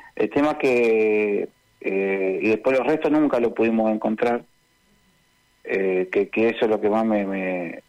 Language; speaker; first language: Spanish; native; Spanish